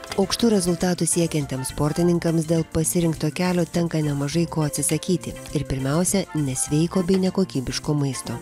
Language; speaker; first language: Lithuanian; native; Lithuanian